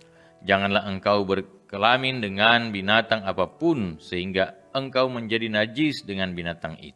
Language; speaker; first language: Indonesian; native; Indonesian